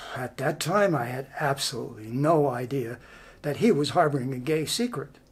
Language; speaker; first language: English; native; English